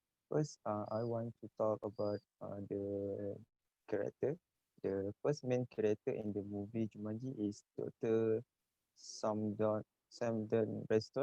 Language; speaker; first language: English; non-native, learner; Malay